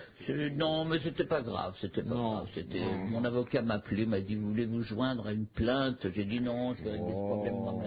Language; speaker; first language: French; native; French